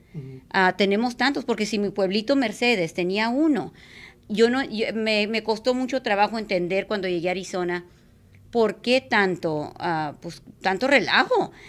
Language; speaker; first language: Spanish; native; Spanish